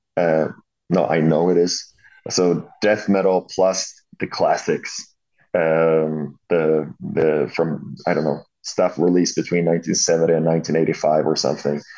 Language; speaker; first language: English; non-native, fluent; Swedish